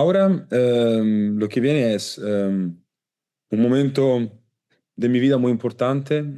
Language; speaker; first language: Spanish; non-native, learner; Italian